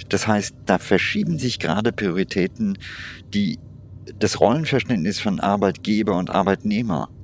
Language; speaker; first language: German; non-native, fluent; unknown